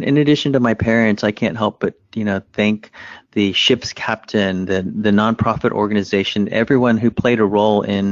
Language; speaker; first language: English; early bilingual, other home language; Vietnamese